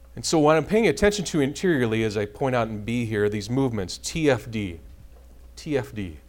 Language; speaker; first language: English; native; English